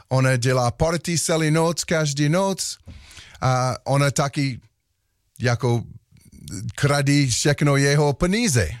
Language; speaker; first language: Czech; non-native, learner; English